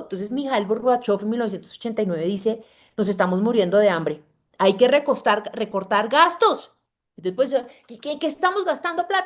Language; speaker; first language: Spanish; native; Spanish